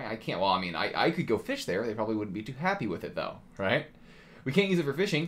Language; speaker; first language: English; native; English